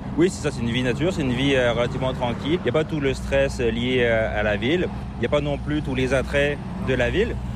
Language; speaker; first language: French; native; French